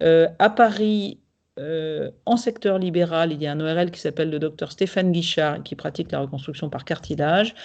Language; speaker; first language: French; native; French